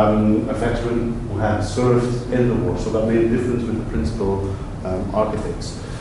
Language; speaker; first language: English; non-native, fluent; Dutch